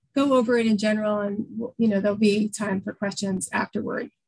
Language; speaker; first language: English; native; English